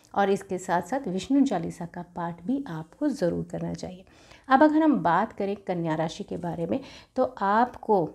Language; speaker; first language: Hindi; native; Hindi